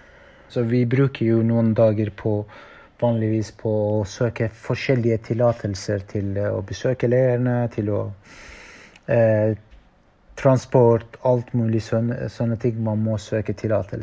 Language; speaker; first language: Norwegian; non-native, fluent; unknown